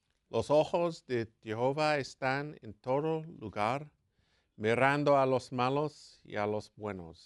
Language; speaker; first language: Spanish; non-native, learner; English